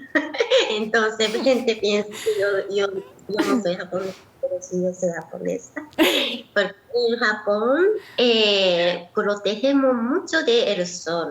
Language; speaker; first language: Spanish; non-native, learner; Japanese